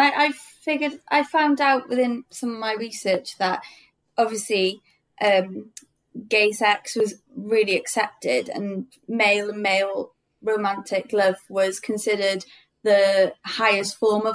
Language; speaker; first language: English; native; English